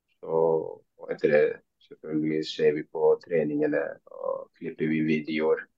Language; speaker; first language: Norwegian; early bilingual, other home language; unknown